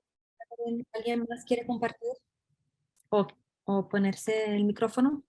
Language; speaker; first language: Spanish; non-native, fluent; English